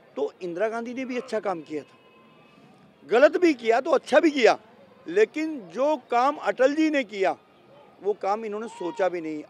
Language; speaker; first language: Hindi; native; Hindi